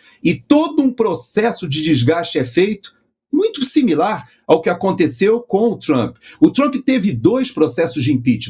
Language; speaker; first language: Portuguese; native; Portuguese